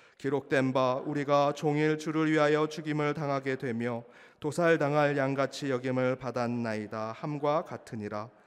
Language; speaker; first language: Korean; native; Korean